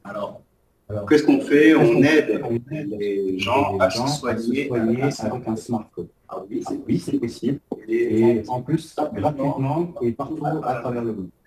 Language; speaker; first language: French; native; French